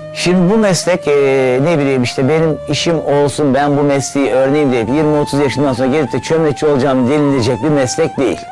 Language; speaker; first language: Turkish; native; Turkish